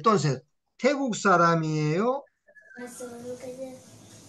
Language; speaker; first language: Spanish; non-native, learner; Korean